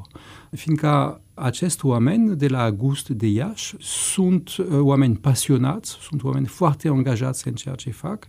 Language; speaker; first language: Romanian; non-native, fluent; French